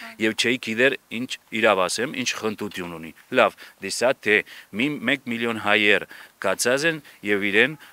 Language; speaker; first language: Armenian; early bilingual, heritage; Armenian